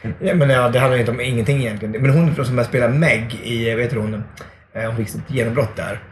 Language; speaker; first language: Swedish; native; Swedish